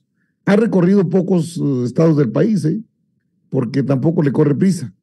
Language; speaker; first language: Spanish; native; Spanish